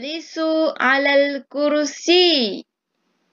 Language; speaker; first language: Arabic; non-native, fluent; Thai